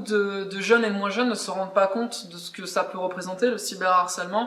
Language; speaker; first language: French; native; French